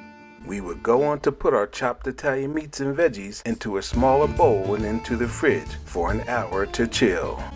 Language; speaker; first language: English; native; English